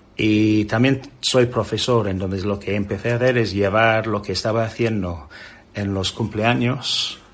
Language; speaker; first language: Spanish; non-native, fluent; English